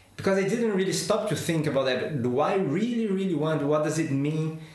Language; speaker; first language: English; non-native, fluent; Portuguese